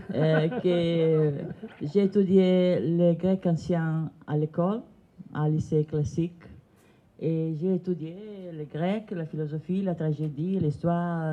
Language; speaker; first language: French; non-native, learner; Italian